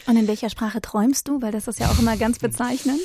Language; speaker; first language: German; native; German